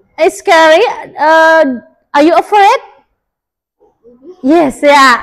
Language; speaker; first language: English; non-native, learner; Indonesian